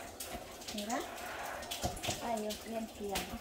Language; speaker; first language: Spanish; non-native, local second language; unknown